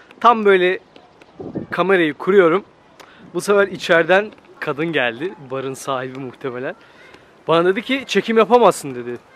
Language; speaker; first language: Turkish; native; Turkish